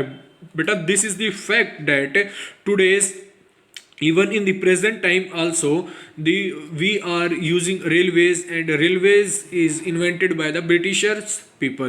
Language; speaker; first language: English; non-native, local second language; Hindi